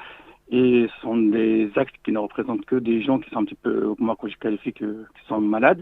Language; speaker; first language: French; non-native, local second language; Arabic